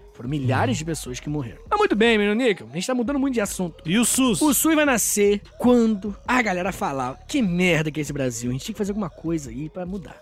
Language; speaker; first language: Portuguese; native; Portuguese